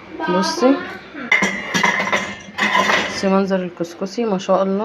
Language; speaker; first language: Arabic; native; Arabic